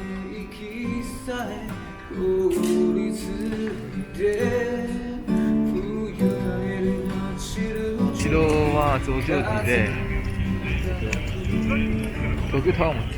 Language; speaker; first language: Japanese; non-native, fluent; Chinese